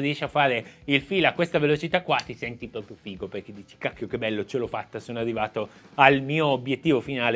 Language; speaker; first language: Italian; native; Italian